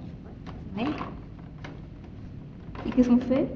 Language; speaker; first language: French; native; French